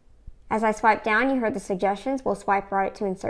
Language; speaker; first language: English; native; English